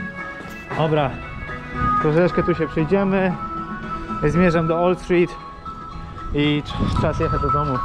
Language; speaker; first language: Polish; native; Polish